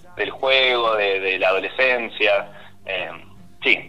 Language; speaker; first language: Spanish; native; Spanish